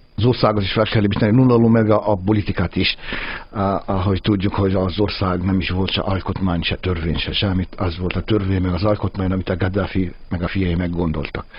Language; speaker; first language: Hungarian; non-native, fluent; Arabic